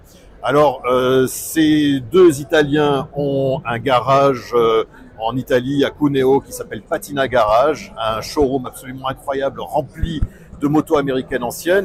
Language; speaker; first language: French; native; French